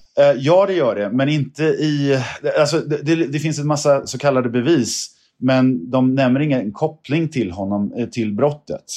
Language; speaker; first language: Swedish; native; Swedish